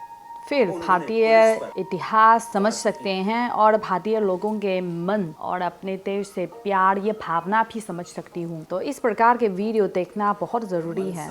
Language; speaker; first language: Hindi; non-native, fluent; Chinese